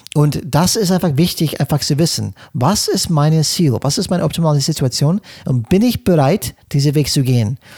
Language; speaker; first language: German; non-native, fluent; English